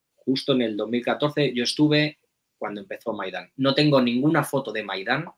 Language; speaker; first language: Spanish; native; Spanish